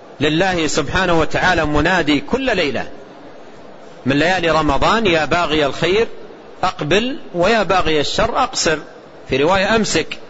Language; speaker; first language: Arabic; native; Arabic